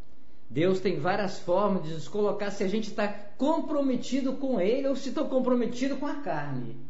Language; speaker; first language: Portuguese; native; Portuguese